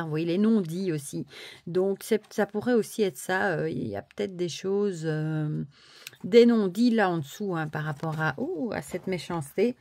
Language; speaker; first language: French; native; French